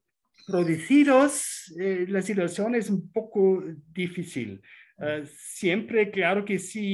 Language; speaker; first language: Spanish; non-native, fluent; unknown